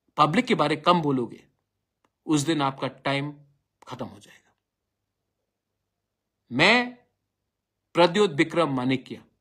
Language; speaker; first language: Hindi; non-native, local second language; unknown